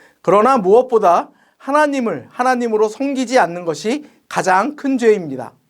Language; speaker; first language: Korean; native; Korean